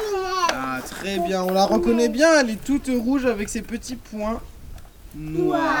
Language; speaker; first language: French; native; French